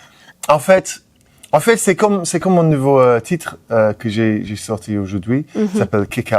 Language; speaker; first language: French; non-native, fluent; English